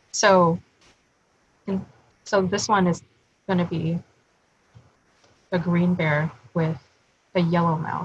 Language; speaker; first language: English; native; English